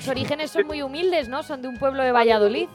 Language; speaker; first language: Spanish; native; Spanish